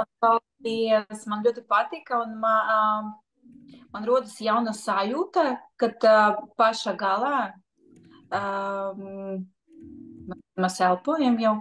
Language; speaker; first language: Latvian; non-native, local second language; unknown